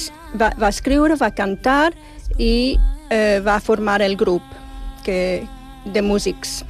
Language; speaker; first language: Catalan; non-native, fluent; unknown